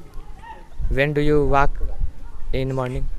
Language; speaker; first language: English; non-native, learner; Hindi